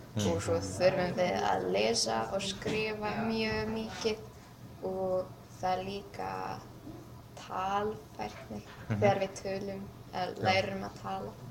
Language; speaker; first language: Icelandic; non-native, learner; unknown